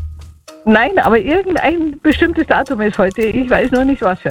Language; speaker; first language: German; native; German